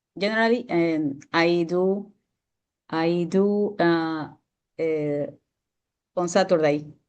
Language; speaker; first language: English; non-native, learner; Spanish